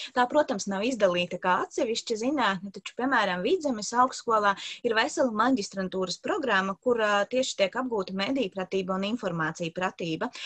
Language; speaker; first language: Latvian; native; Latvian